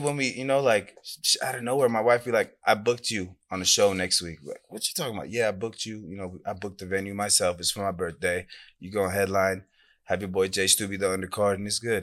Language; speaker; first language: English; non-native, fluent; Persian